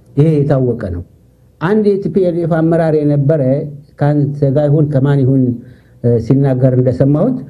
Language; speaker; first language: Amharic; non-native, local second language; Tigrinya